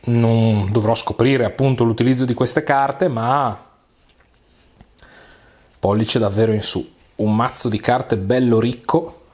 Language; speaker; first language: Italian; native; Italian